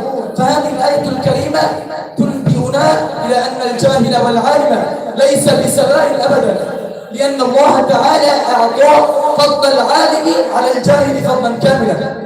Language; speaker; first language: Arabic; non-native, learner; Bangla